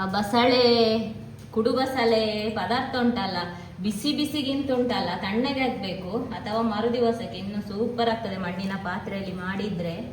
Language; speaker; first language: Kannada; native; Kannada